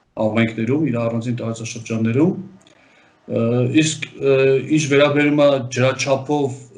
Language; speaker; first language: Armenian; native; Armenian